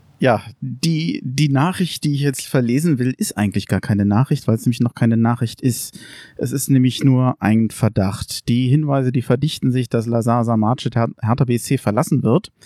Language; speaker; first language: German; native; German